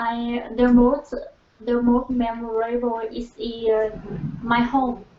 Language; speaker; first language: English; non-native, learner; Vietnamese